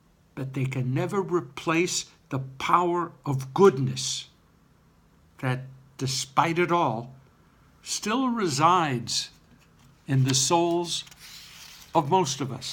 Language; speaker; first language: English; native; English